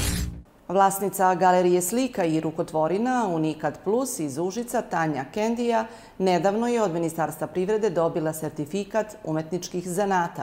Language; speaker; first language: Serbian; native; Serbian